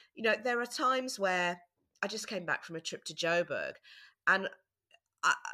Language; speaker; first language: English; native; English